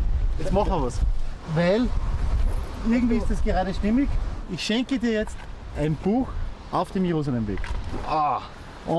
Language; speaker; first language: German; native; German